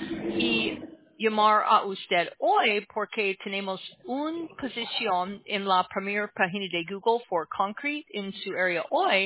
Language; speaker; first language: Spanish; non-native, learner; English